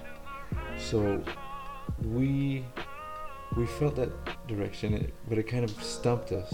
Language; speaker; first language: English; early bilingual, other home language; Spanish